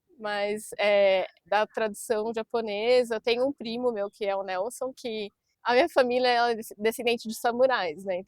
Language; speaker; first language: Portuguese; native; Portuguese